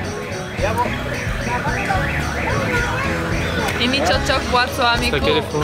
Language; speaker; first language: Indonesian; non-native, learner; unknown